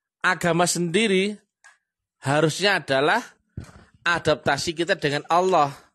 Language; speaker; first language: Indonesian; non-native, local second language; Javanese